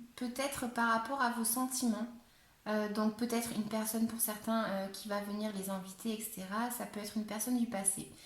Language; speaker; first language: French; non-native, fluent; Spanish